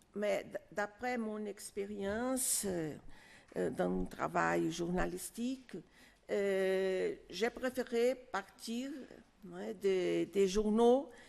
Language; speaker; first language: French; non-native, fluent; Portuguese